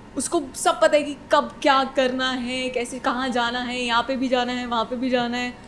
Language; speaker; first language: Hindi; native; Hindi